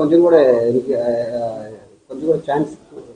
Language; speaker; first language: Tamil; non-native, learner; Malayalam